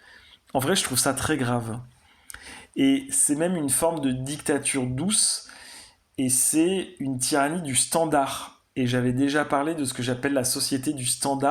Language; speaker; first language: French; native; French